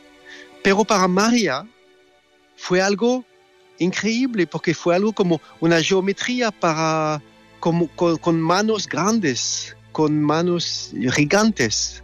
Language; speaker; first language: Spanish; non-native, learner; French